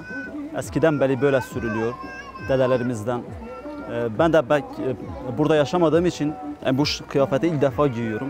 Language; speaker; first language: Turkish; non-native, local second language; Kurdish